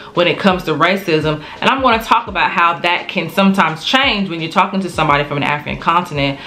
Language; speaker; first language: English; native; English